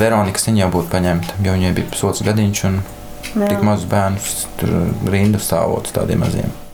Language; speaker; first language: Latvian; native; Latvian